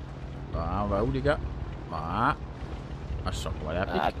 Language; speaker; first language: French; native; French